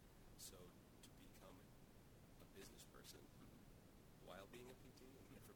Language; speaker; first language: English; native; English